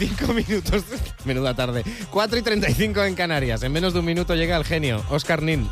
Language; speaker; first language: Spanish; native; Spanish